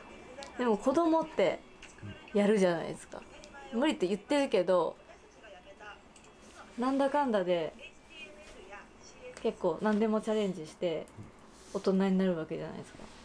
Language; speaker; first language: Japanese; native; Japanese